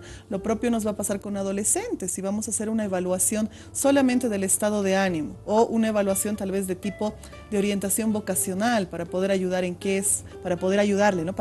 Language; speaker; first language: Spanish; native; Spanish